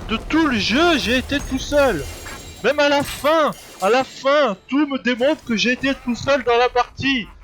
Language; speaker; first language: French; native; French